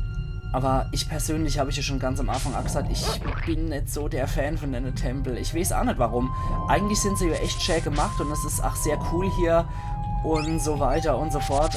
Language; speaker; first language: German; native; German